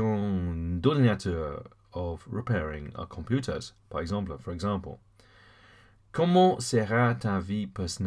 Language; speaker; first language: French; non-native, fluent; English